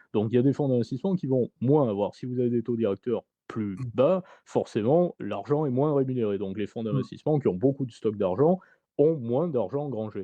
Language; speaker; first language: French; native; French